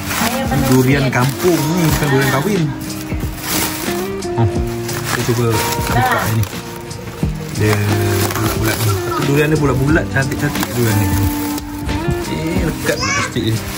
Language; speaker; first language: Malay; native; Malay